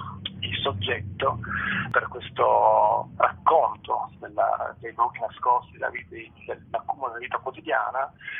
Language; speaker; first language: Italian; native; Italian